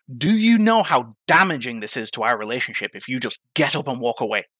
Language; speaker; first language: English; native; English